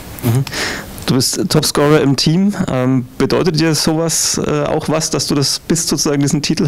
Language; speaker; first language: German; native; German